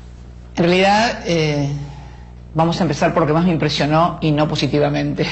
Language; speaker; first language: Spanish; native; Spanish